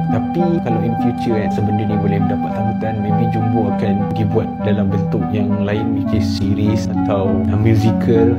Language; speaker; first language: Malay; native; Malay